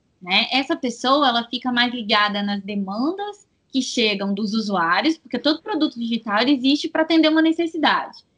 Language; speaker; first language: Portuguese; native; Portuguese